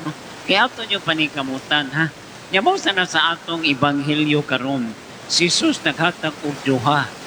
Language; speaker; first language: Cebuano; native; Cebuano